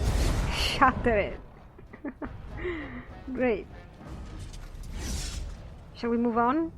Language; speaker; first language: English; non-native, fluent; Italian